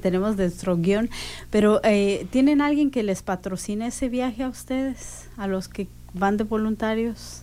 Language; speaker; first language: Spanish; native; Spanish